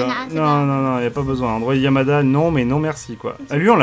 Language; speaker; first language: French; native; French